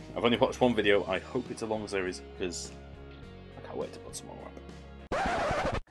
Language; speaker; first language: English; native; English